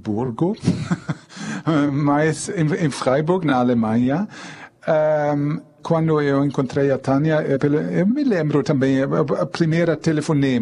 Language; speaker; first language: Portuguese; non-native, fluent; German